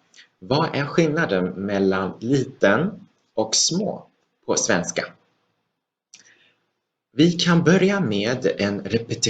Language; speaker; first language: Swedish; non-native, fluent; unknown